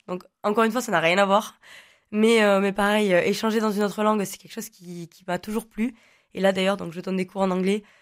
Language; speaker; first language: French; native; French